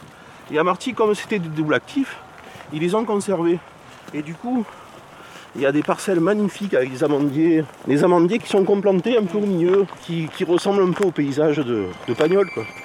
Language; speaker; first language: French; native; French